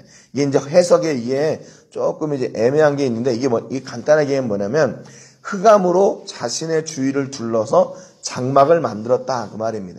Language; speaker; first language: Korean; native; Korean